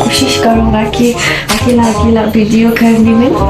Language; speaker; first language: Hindi; non-native, local second language; Kok Borok